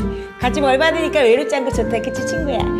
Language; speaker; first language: Korean; native; Korean